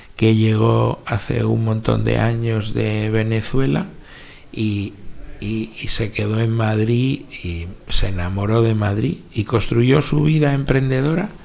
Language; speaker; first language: Spanish; native; Spanish